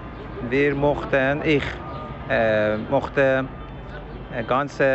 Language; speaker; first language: German; non-native, learner; Persian